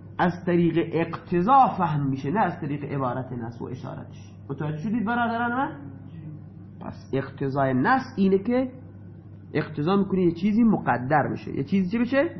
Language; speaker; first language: Persian; non-native, local second language; Baluchi